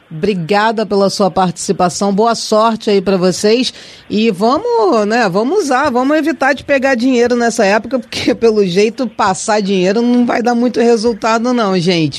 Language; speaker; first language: Portuguese; native; Portuguese